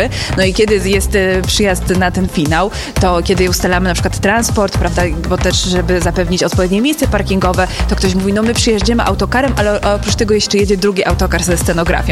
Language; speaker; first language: Polish; native; Polish